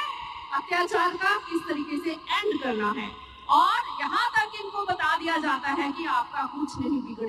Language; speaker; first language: Hindi; native; Hindi